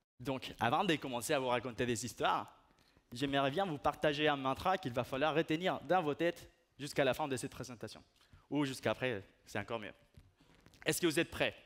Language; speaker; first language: French; non-native, fluent; Spanish